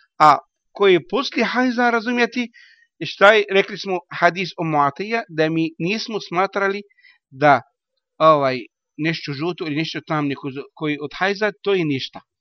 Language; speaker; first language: Bosnian; non-native, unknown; Arabic